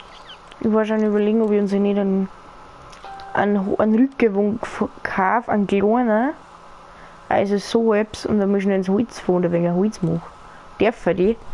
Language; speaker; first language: German; native; German